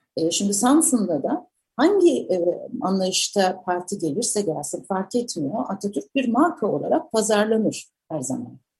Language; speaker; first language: Turkish; native; Turkish